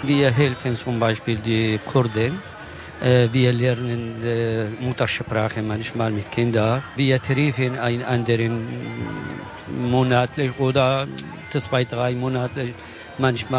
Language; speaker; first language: German; non-native, local second language; Kurdish